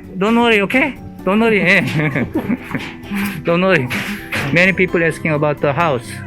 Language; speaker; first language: English; non-native, learner; Korean